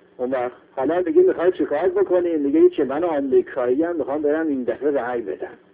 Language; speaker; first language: Persian; non-native, local second language; Azerbaijani